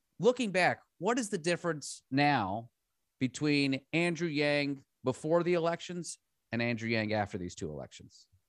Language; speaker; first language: English; native; English